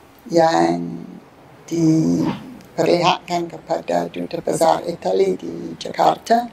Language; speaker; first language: Indonesian; non-native, fluent; English